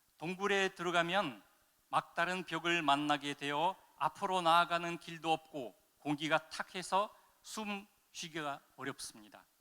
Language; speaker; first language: Korean; non-native, fluent; Russian